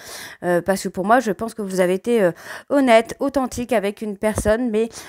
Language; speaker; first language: French; native; French